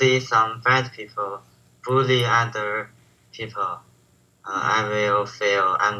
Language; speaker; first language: English; non-native, learner; Chinese